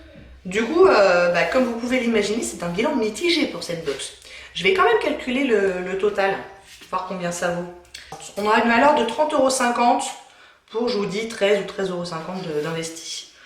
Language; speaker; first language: French; native; French